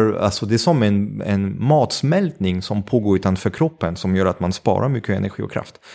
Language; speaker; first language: Swedish; non-native, fluent; French